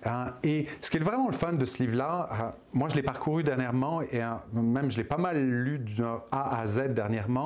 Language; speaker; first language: French; native; French